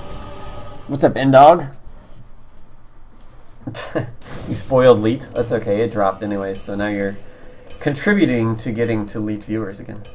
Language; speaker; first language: English; native; English